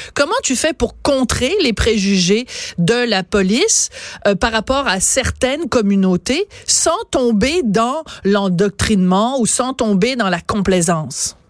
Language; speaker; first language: French; native; French